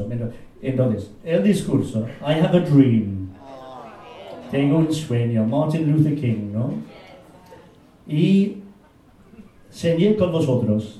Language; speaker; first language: Spanish; non-native, fluent; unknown